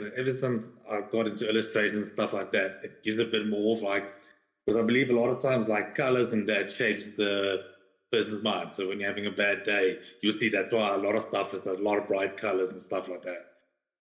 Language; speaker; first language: English; non-native, local second language; Afrikaans